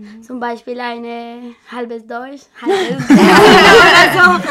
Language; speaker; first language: German; non-native, fluent; Spanish